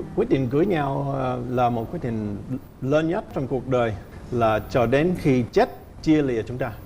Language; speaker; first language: Vietnamese; non-native, fluent; English